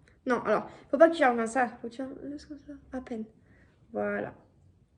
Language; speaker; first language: French; native; French